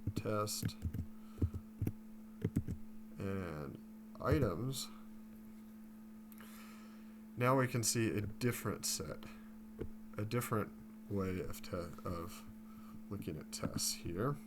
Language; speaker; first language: English; native; English